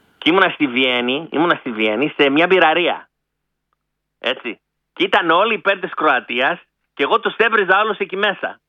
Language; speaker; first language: Greek; early bilingual, heritage; Greek